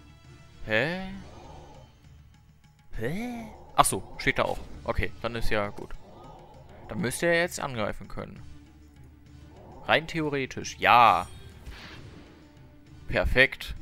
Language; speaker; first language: German; native; German